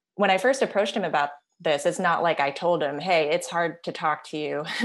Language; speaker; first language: English; native; English